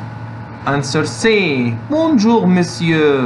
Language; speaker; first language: French; non-native, fluent; Arabic